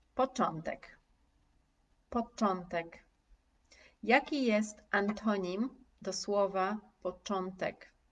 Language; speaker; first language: Polish; native; Polish